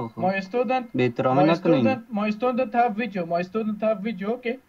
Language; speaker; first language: English; non-native, learner; Uzbek